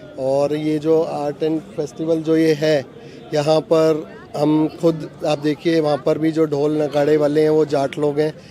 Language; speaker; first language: Hindi; native; Hindi